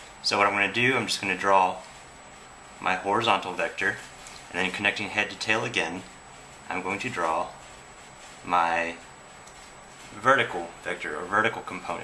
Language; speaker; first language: English; native; English